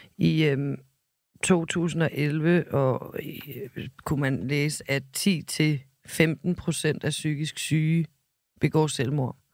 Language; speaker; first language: Danish; native; Danish